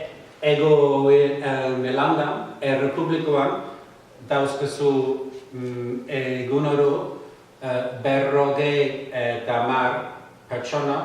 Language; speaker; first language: Basque; non-native, fluent; English